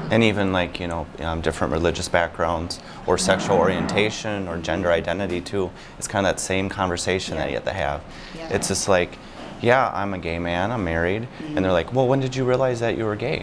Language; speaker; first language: English; native; English